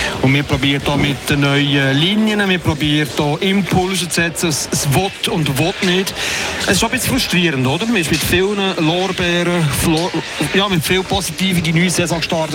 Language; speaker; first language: German; native; German